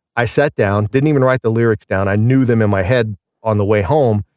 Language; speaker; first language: English; native; English